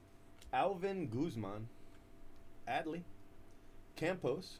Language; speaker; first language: English; native; English